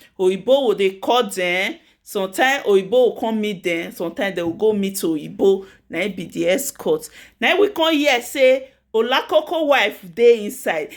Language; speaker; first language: Nigerian Pidgin; native; Nigerian Pidgin